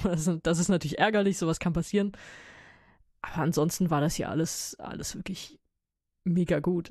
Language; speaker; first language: German; native; German